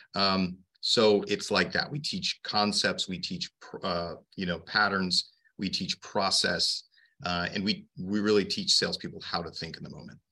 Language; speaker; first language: English; native; English